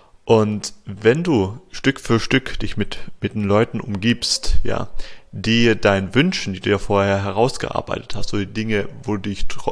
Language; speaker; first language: German; native; German